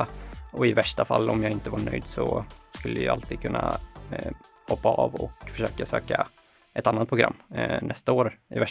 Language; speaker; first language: Swedish; native; Swedish